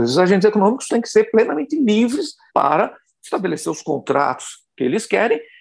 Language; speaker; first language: Portuguese; native; Portuguese